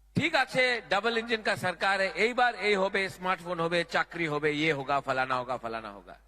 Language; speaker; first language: Hindi; non-native, local second language; Kok Borok